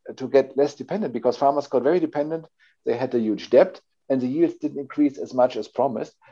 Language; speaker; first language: English; non-native, fluent; German